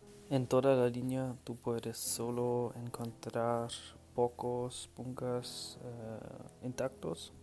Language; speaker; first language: Spanish; non-native, learner; German